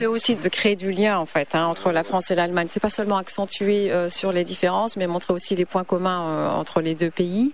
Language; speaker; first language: French; native; French